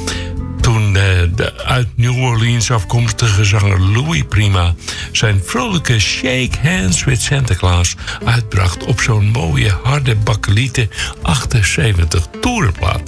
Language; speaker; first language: Dutch; native; Dutch